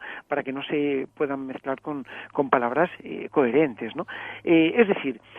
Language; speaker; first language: Spanish; native; Spanish